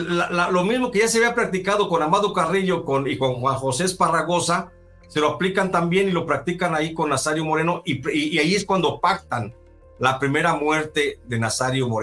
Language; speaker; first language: Spanish; native; Spanish